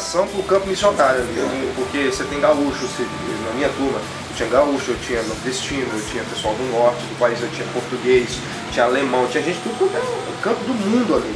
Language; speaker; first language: Portuguese; native; Portuguese